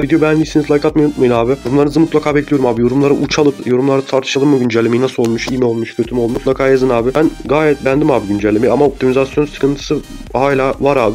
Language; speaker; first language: Turkish; native; Turkish